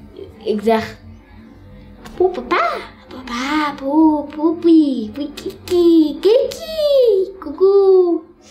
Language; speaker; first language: Dutch; early bilingual, other home language; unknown